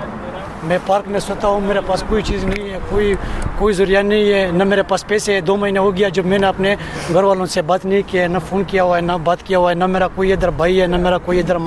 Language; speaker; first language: Hindi; non-native, fluent; Pashto